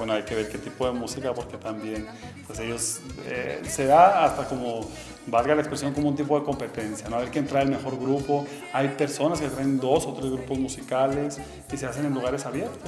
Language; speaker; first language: Spanish; native; Spanish